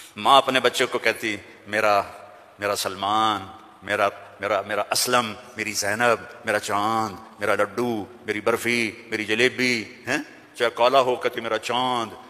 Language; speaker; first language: Urdu; non-native, local second language; Punjabi